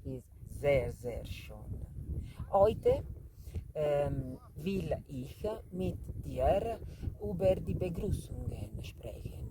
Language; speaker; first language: German; non-native, fluent; Italian